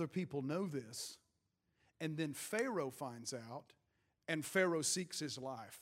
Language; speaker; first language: English; native; English